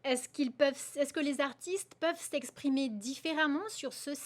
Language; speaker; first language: French; native; French